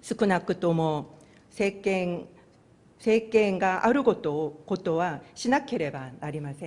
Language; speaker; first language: Japanese; non-native, fluent; Korean